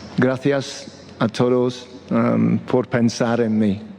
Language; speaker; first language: Spanish; non-native, fluent; English